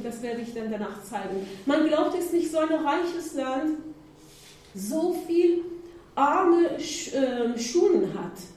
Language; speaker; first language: German; non-native, learner; Persian